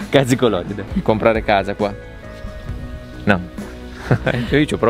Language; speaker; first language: Italian; native; Italian